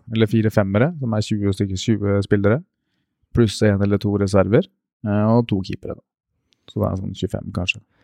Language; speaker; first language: Norwegian; native; Norwegian